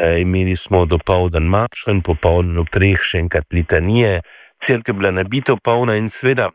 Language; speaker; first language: Slovenian; native; Slovenian